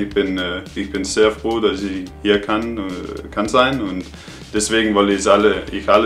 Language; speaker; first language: German; non-native, learner; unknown